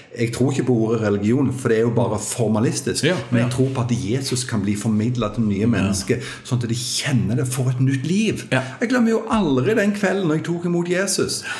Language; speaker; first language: Norwegian; native; Norwegian